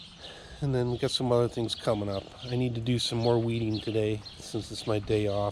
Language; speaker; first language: English; native; English